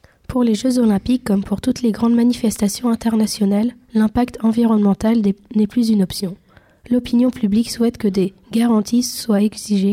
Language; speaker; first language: French; native; French